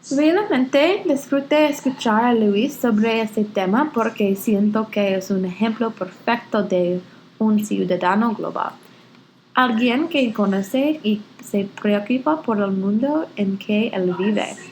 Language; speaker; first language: Spanish; non-native, learner; English